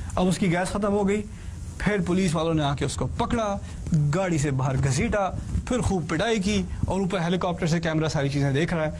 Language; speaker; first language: Urdu; early bilingual, heritage; Urdu